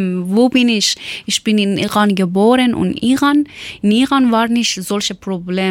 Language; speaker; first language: German; non-native, learner; Persian